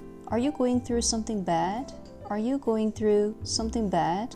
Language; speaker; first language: English; non-native, fluent; Korean